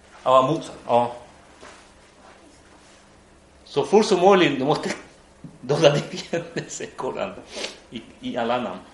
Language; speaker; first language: Swedish; non-native, fluent; Spanish